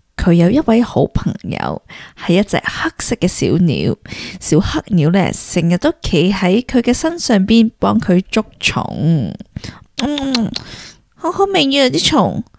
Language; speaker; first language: Cantonese; early bilingual, heritage; Cantonese